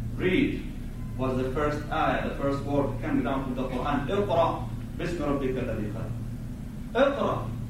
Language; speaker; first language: English; non-native, fluent; Arabic